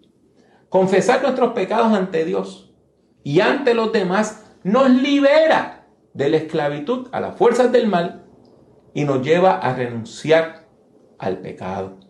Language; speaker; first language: Spanish; native; Spanish